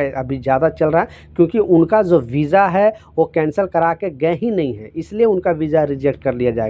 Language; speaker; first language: Hindi; native; Hindi